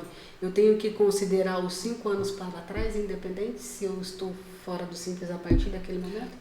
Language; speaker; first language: Portuguese; native; Portuguese